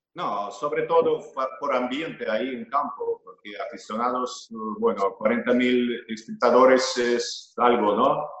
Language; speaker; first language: Spanish; non-native, fluent; Russian